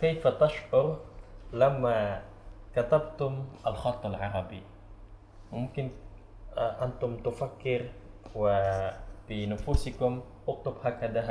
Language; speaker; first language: Arabic; non-native, learner; Indonesian